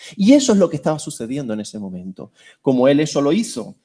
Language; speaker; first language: Spanish; native; Spanish